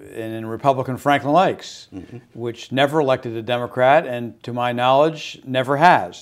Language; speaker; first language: English; native; English